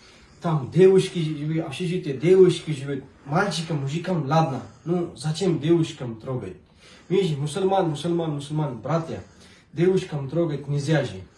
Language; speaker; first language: Russian; non-native, learner; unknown